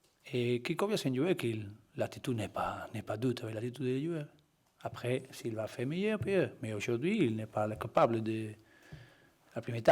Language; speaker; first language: French; non-native, learner; Spanish